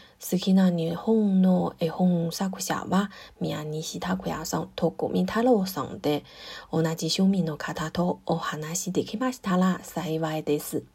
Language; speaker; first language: Japanese; non-native, fluent; Chinese